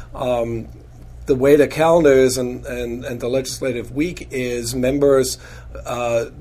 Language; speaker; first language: English; non-native, fluent; German